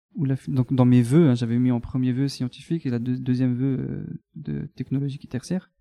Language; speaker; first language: French; native; French